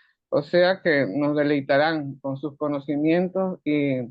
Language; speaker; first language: Spanish; native; Spanish